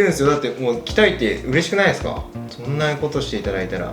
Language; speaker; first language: Japanese; native; Japanese